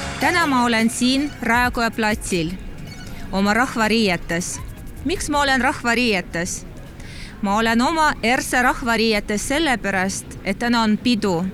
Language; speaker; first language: Estonian; non-native, fluent; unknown